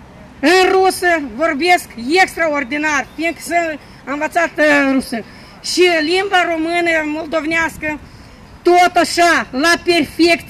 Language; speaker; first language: Romanian; non-native, local second language; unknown